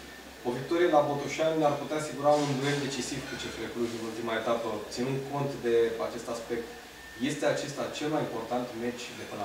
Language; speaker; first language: Romanian; native; Romanian